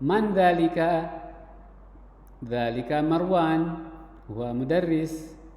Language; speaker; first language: Arabic; non-native, fluent; Indonesian